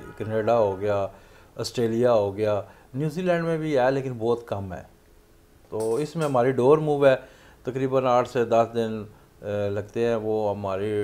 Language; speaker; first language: Urdu; non-native, local second language; Punjabi